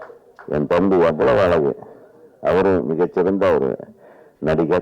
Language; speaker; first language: Tamil; native; Tamil